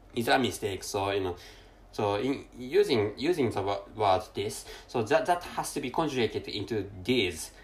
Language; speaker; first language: English; non-native, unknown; Japanese